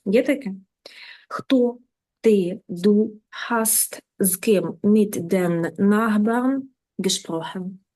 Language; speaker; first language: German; non-native, fluent; Ukrainian